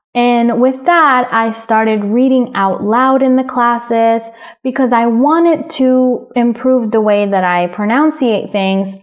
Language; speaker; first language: English; early bilingual, other home language; Spanish